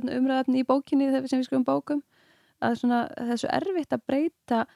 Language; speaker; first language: Icelandic; native; Icelandic